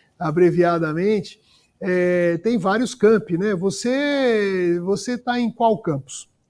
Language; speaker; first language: Portuguese; native; Portuguese